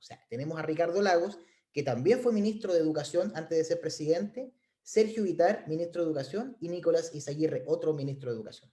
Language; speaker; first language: Spanish; native; Spanish